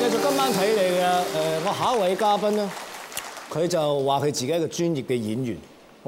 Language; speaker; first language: Cantonese; native; Cantonese